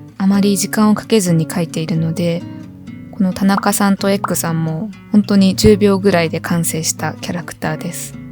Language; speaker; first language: Japanese; native; Japanese